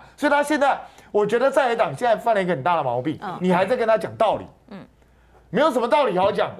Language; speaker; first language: Chinese; native; Chinese